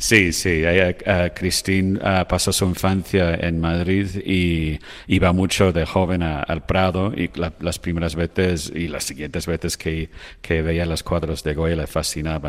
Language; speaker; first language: Spanish; non-native, fluent; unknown